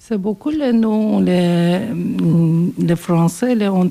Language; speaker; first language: French; non-native, learner; Turkish